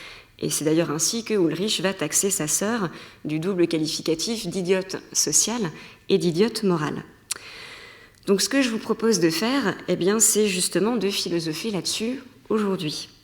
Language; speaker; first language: French; native; French